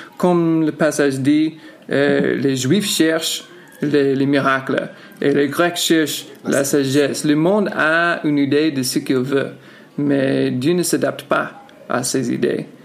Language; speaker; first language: French; non-native, fluent; English